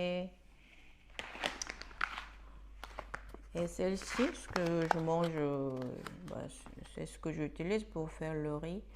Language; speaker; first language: French; non-native, fluent; Korean